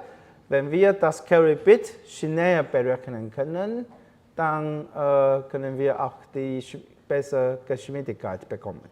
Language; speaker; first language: German; non-native, learner; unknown